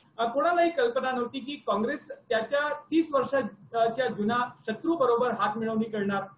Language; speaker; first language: Marathi; non-native, local second language; Hindi